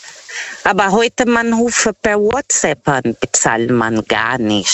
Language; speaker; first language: German; non-native, fluent; Portuguese